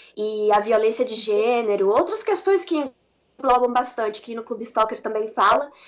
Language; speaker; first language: Portuguese; native; Portuguese